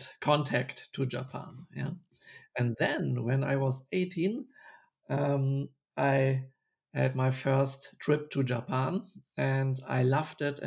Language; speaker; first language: English; non-native, fluent; German